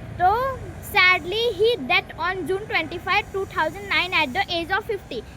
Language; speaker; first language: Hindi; non-native, local second language; Marathi